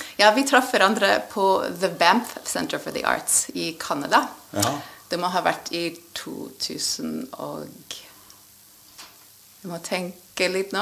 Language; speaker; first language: Norwegian; non-native, fluent; English